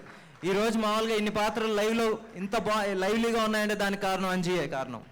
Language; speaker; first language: Telugu; native; Telugu